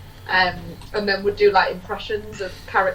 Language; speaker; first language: English; native; English